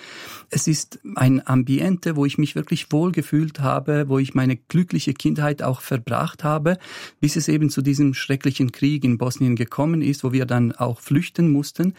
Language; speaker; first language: German; early bilingual, other home language; Bosnian